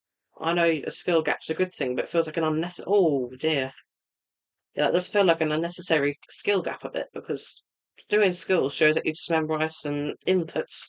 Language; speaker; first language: English; native; English